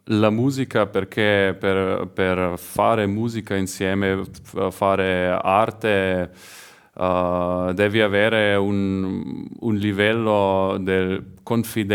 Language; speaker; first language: Italian; non-native, learner; Slovenian